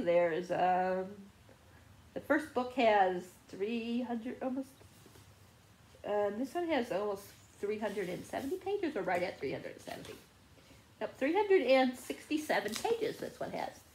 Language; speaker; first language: English; native; English